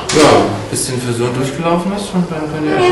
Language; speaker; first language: German; native; German